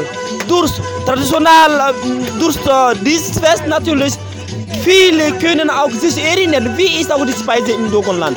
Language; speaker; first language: German; non-native, learner; Bambara